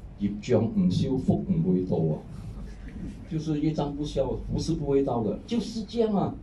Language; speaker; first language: Chinese; non-native, local second language; Hakka Chinese